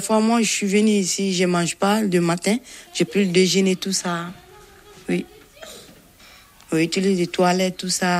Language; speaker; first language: French; non-native, learner; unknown